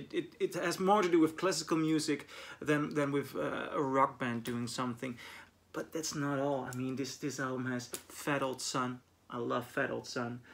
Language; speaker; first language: English; non-native, fluent; Dutch